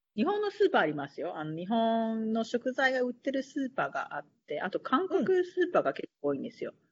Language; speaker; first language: Japanese; native; Japanese